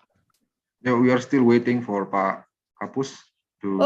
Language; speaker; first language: English; non-native, fluent; Indonesian